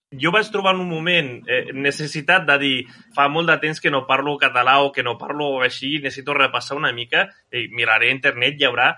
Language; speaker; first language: Catalan; non-native, fluent; Italian